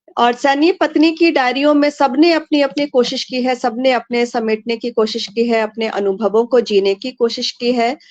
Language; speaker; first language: Hindi; native; Hindi